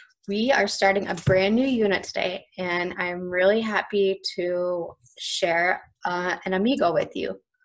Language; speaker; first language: English; native; English